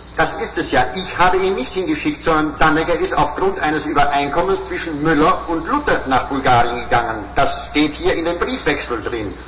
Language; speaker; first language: German; native; German